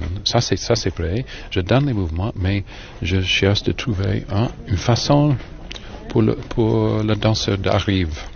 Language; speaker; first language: French; non-native, fluent; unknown